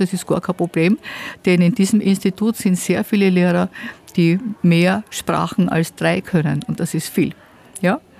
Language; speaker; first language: German; native; German